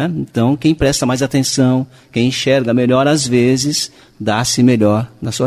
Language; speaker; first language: Portuguese; native; Portuguese